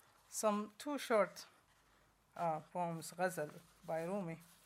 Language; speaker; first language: English; non-native, fluent; Arabic